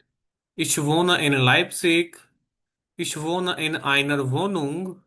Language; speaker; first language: German; non-native, fluent; Hindi